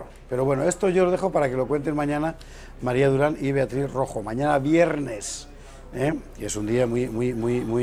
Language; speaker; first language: Spanish; native; Spanish